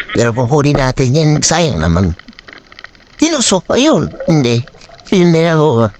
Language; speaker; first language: Filipino; non-native, local second language; Waray